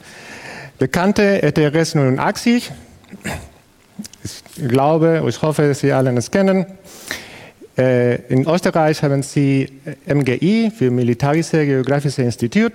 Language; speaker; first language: German; non-native, fluent; Spanish